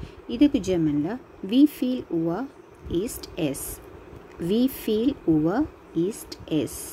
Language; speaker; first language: German; non-native, learner; Tamil